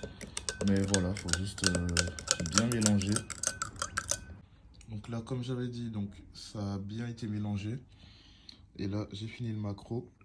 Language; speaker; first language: French; native; French